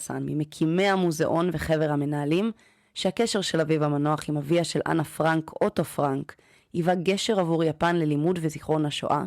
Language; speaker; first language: Hebrew; native; Hebrew